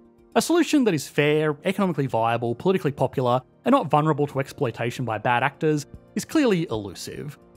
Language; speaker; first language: English; native; English